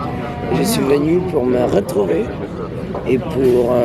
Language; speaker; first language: French; non-native, fluent; Serbian